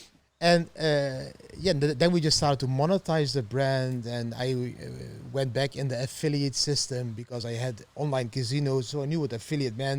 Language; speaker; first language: English; non-native, fluent; Dutch